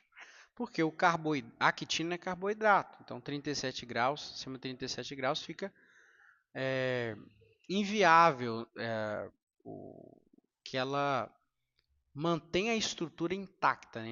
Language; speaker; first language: Portuguese; native; Portuguese